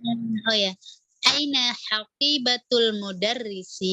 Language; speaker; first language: Arabic; non-native, learner; Indonesian